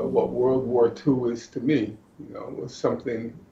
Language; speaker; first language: English; native; English